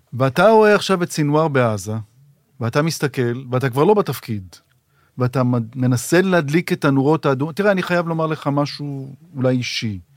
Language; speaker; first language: Hebrew; native; Hebrew